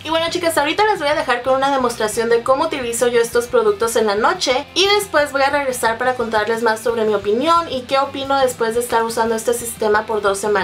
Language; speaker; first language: Spanish; native; Spanish